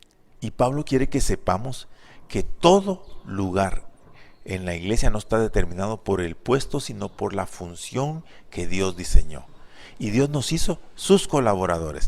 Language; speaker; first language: Spanish; native; Spanish